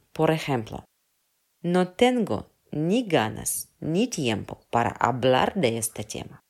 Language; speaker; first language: Spanish; non-native, fluent; Russian